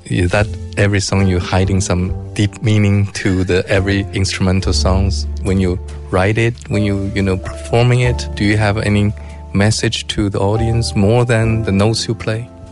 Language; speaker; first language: English; non-native, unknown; Chinese